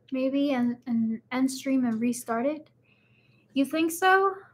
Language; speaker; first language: English; early bilingual, other home language; Spanish